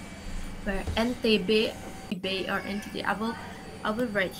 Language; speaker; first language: English; non-native, learner; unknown